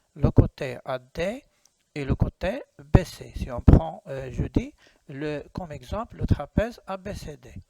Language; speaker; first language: French; non-native, local second language; Arabic